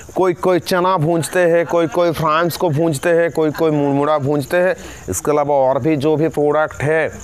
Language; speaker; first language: Hindi; non-native, local second language; Bangla